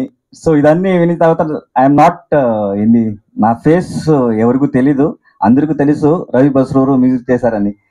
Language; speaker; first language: Telugu; non-native, local second language; Kannada